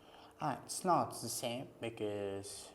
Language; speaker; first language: English; non-native, learner; Uzbek